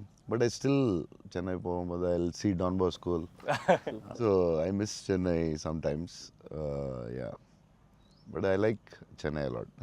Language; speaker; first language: Tamil; non-native, local second language; Telugu